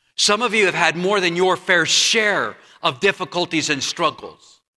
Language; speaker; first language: English; native; English